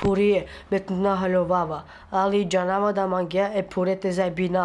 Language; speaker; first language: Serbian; non-native, local second language; Romany